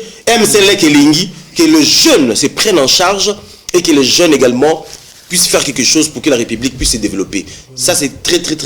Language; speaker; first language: French; non-native, local second language; Lingala